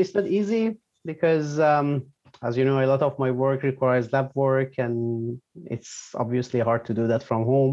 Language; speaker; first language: English; non-native, fluent; Persian